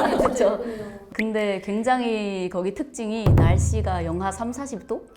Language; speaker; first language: Korean; native; Korean